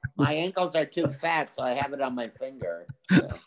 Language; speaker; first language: English; native; English